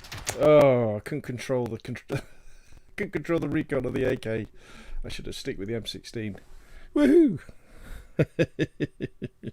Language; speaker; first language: English; native; English